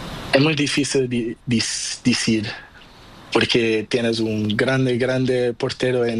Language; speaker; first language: Spanish; non-native, learner; Portuguese